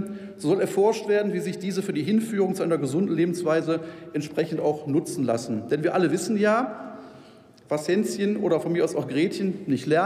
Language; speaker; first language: German; native; German